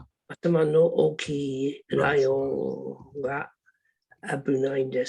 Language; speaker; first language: Japanese; non-native, learner; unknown